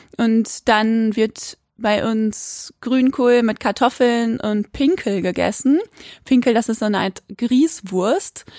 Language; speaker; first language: German; native; German